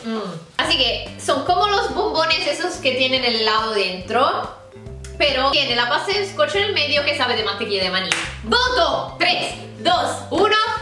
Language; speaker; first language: Spanish; non-native, fluent; Italian